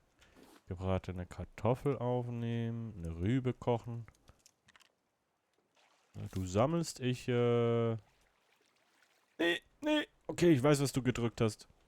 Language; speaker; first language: German; native; German